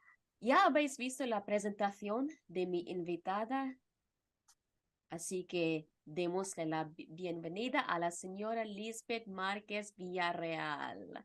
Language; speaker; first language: Spanish; non-native, fluent; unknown